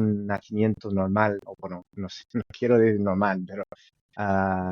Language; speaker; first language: Spanish; non-native, fluent; English